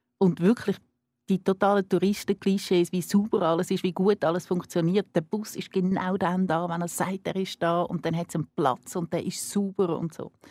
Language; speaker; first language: German; native; German